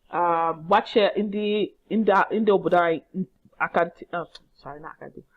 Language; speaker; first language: Igbo; non-native, learner; English